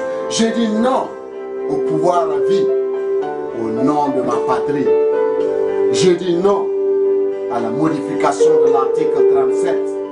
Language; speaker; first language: French; non-native, local second language; Mossi